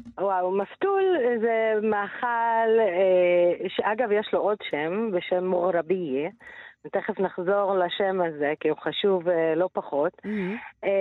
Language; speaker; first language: Hebrew; non-native, local second language; Arabic